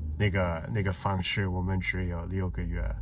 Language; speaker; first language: Chinese; non-native, fluent; English